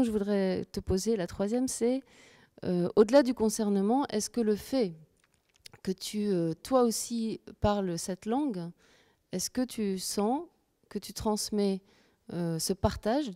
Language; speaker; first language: French; native; French